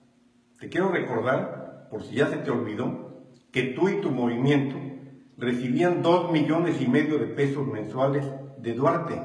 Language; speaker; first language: Spanish; native; Spanish